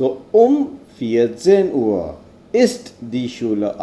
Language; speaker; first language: German; non-native, fluent; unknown